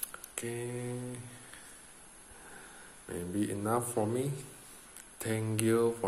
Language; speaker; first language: English; non-native, learner; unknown